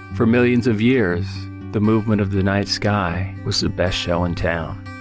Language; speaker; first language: English; native; English